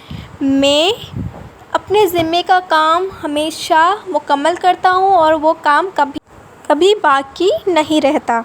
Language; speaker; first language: Urdu; non-native, local second language; Sindhi